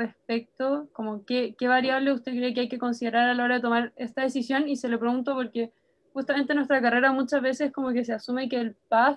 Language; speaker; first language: Spanish; native; Spanish